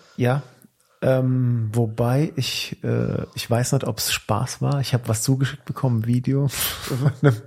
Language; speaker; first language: German; early bilingual, other home language; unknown